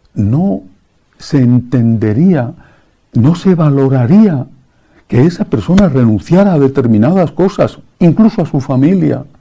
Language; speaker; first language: Spanish; native; Spanish